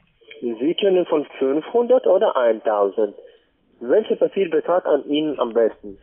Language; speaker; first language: German; non-native, learner; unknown